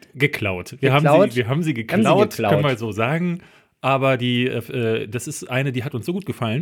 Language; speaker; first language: German; native; German